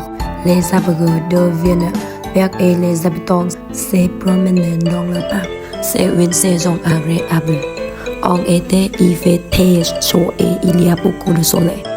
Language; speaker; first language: French; non-native, learner; Vietnamese